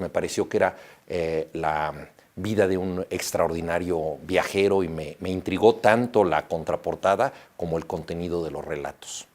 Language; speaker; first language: Spanish; native; Spanish